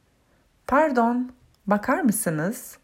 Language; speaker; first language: Turkish; non-native, fluent; French